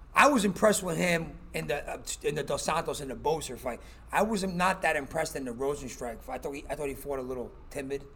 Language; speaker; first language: English; native; English